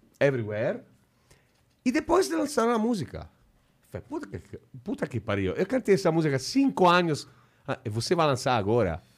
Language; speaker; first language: Portuguese; non-native, fluent; Italian